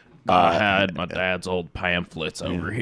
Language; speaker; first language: English; native; English